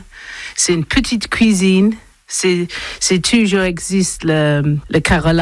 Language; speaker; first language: French; non-native, learner; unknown